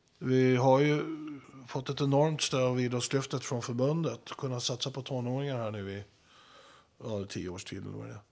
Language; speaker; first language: Swedish; native; Swedish